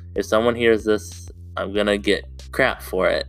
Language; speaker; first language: English; native; English